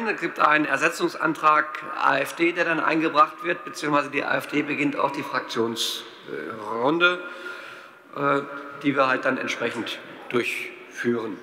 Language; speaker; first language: German; native; German